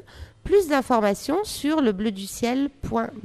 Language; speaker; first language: French; native; French